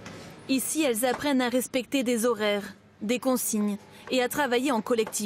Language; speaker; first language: French; native; French